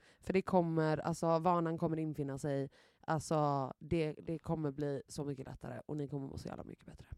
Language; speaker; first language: Swedish; native; Swedish